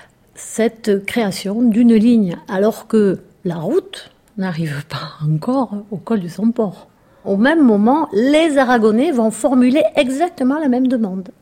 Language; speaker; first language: French; native; French